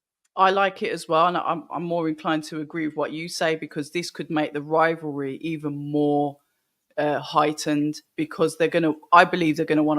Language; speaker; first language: English; native; English